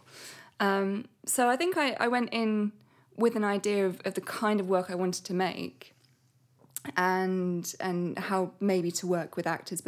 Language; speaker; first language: English; native; English